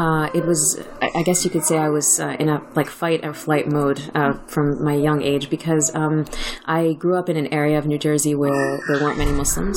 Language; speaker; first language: English; native; English